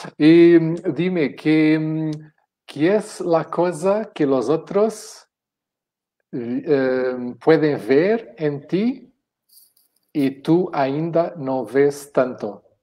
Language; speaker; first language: Spanish; non-native, fluent; Portuguese